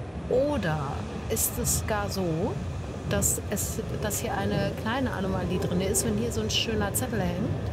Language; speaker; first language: German; native; German